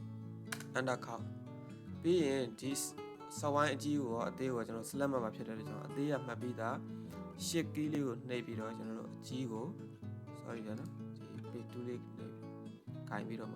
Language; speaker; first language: Burmese; native; Burmese